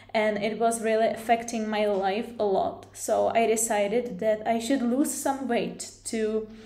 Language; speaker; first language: English; non-native, fluent; Czech